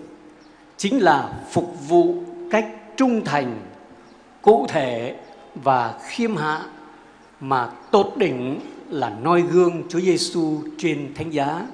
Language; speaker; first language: Vietnamese; native; Vietnamese